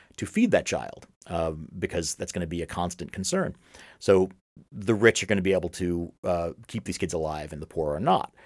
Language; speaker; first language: English; native; English